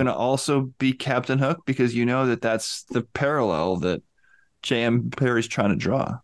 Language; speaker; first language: English; native; English